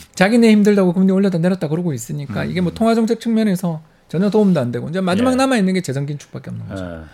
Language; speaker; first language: Korean; native; Korean